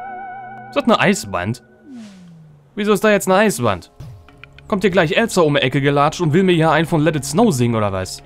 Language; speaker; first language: German; native; German